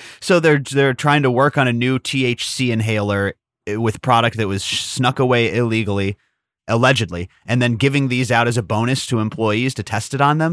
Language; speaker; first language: English; native; English